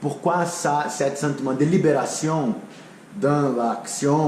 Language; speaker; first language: French; non-native, learner; Portuguese